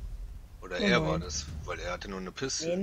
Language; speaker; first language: German; native; German